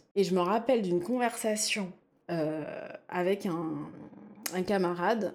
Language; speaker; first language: French; native; French